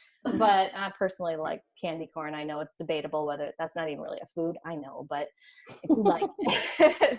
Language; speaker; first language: English; native; English